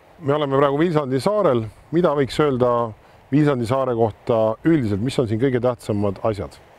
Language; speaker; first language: Estonian; native; Estonian